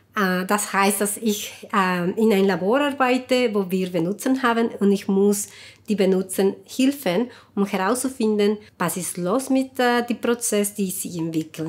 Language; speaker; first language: German; non-native, fluent; Spanish